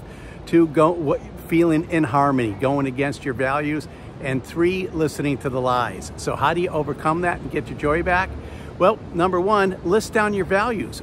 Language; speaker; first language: English; native; English